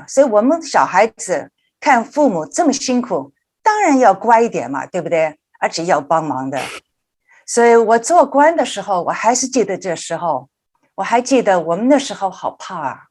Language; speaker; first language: Chinese; early bilingual, heritage; Chinese